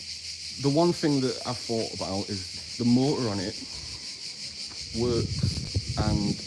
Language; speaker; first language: English; native; English